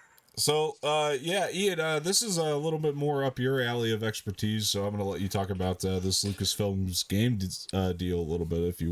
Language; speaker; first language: English; native; English